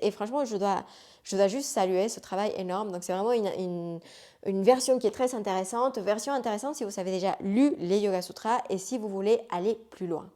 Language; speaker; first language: French; non-native, fluent; Spanish